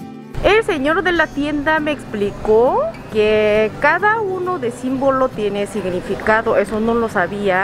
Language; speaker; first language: Spanish; non-native, learner; Korean